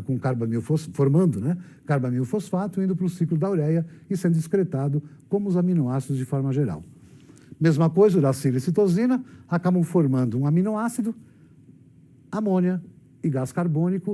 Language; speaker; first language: Portuguese; native; Portuguese